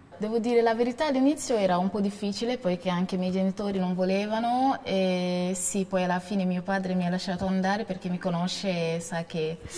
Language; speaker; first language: Italian; non-native, fluent; Wolof